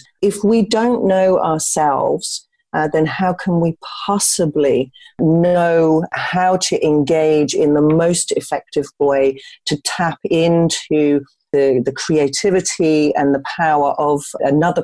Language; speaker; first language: English; native; English